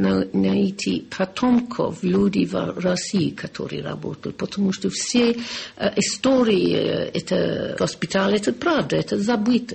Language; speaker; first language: Russian; non-native, learner; English